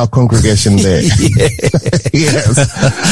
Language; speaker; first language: English; non-native, local second language; Shona